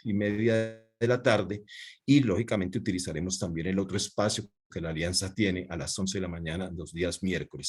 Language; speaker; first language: Spanish; native; Spanish